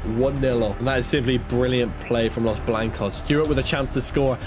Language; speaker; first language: English; native; English